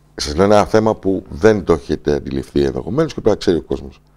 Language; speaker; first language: Greek; native; Greek